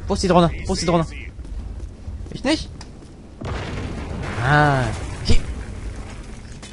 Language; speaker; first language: German; native; German